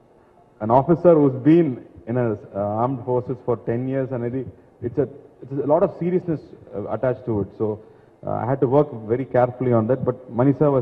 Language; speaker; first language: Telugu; non-native, local second language; Tamil